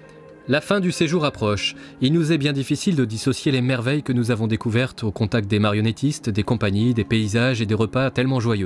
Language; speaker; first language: French; native; French